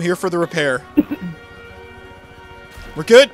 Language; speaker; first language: English; native; English